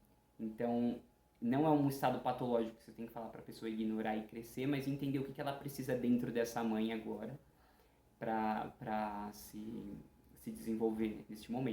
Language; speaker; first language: Portuguese; native; Portuguese